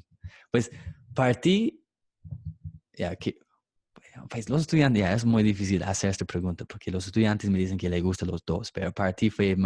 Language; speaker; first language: Spanish; non-native, fluent; English